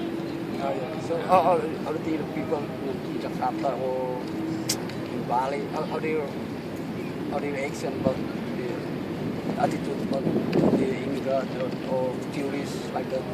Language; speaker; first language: English; non-native, learner; Indonesian